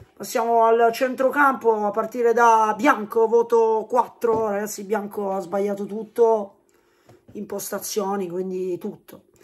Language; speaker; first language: Italian; native; Italian